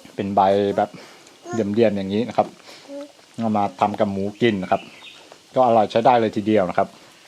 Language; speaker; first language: Thai; non-native, local second language; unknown